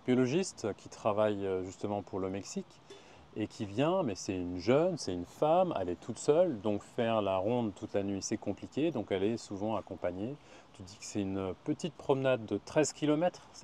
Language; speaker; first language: French; native; French